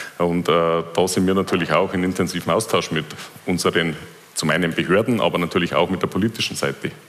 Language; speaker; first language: German; native; German